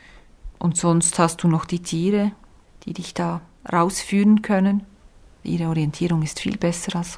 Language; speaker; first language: German; native; German